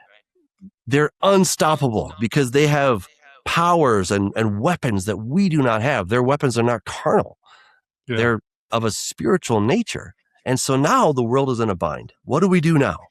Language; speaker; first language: English; native; English